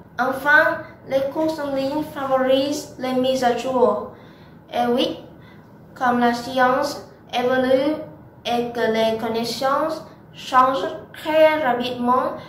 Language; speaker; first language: French; non-native, learner; Vietnamese